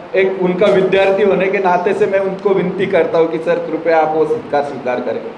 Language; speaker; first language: Hindi; non-native, local second language; Marathi